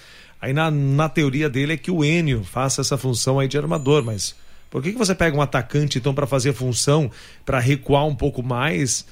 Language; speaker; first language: Portuguese; native; Portuguese